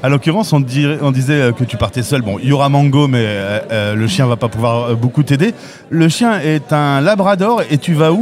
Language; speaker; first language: French; native; French